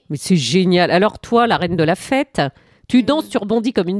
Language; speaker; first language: French; native; French